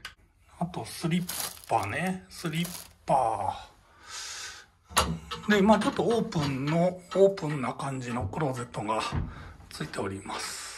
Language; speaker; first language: Japanese; native; Japanese